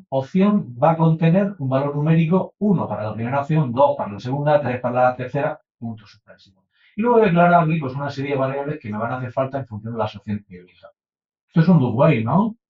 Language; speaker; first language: Spanish; native; Spanish